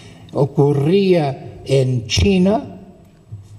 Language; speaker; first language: Spanish; non-native, fluent; English